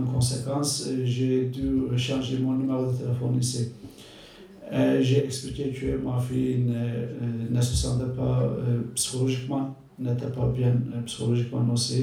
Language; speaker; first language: French; non-native, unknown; Turkish